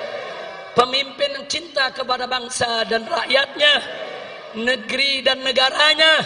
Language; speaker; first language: Indonesian; native; Indonesian